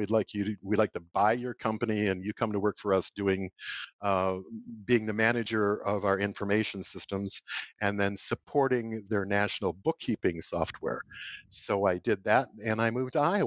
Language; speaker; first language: English; native; English